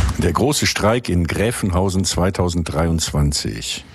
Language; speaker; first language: German; native; German